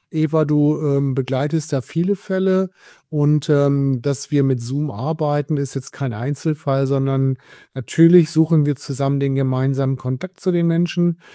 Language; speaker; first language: German; native; German